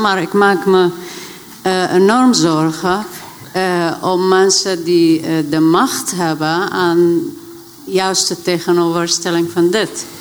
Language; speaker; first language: Dutch; non-native, fluent; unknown